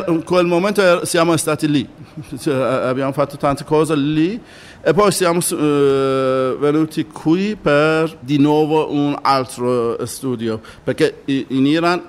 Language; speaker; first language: Italian; non-native, learner; Persian